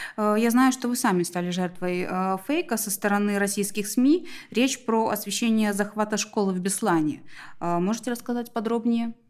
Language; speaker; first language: Russian; native; Russian